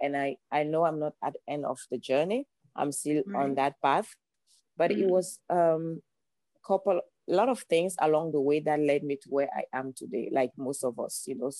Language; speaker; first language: English; non-native, local second language; French